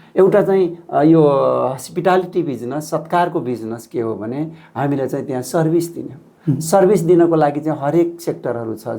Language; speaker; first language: Nepali; non-native, local second language; Rana Tharu